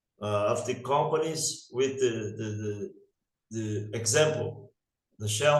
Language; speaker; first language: English; non-native, learner; Portuguese